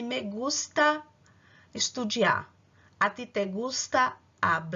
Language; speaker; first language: Spanish; non-native, fluent; Portuguese